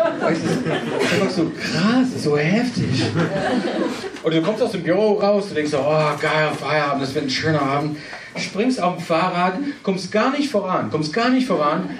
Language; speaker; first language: German; non-native, fluent; English